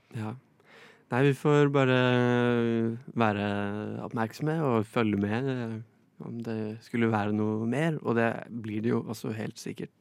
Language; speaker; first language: Norwegian; native; Norwegian